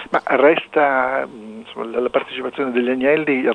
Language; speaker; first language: Italian; native; Italian